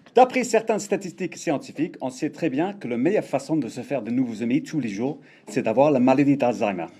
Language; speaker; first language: French; non-native, fluent; English